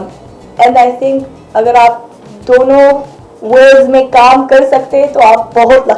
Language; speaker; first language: Hindi; non-native, fluent; Arabic